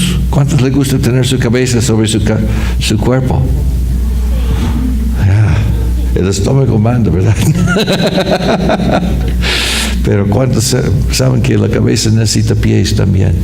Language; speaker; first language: Spanish; non-native, fluent; English